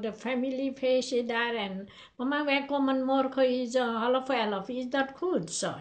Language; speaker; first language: Dutch; non-native, learner; Nepali